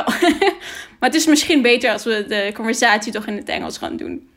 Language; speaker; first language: Dutch; early bilingual, other home language; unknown